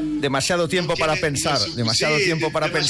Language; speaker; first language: Spanish; native; Spanish